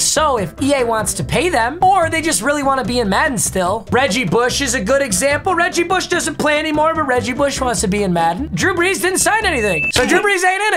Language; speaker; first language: English; native; English